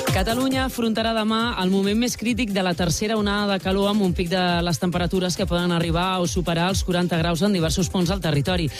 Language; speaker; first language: Catalan; native; Catalan